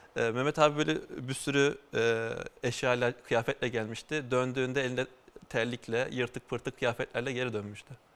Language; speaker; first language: Turkish; native; Turkish